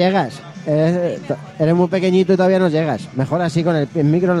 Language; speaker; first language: Spanish; native; Spanish